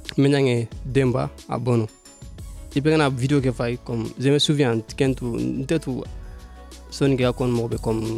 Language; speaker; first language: French; non-native, local second language; Soninke